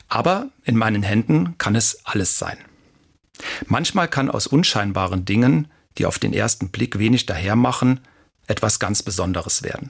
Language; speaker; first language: German; native; German